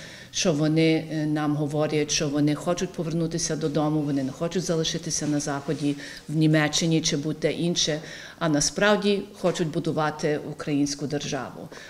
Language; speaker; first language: Ukrainian; early bilingual, heritage; Ukrainian